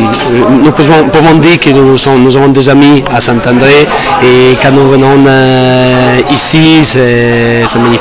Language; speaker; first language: French; non-native, learner; Italian